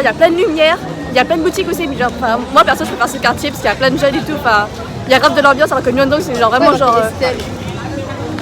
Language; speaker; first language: French; native; French